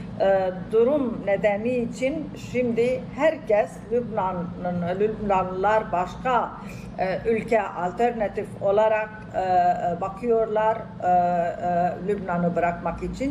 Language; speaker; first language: Turkish; non-native, fluent; Arabic